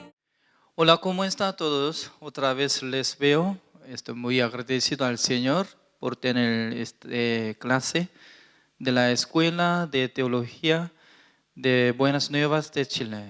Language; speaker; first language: Spanish; non-native, fluent; Korean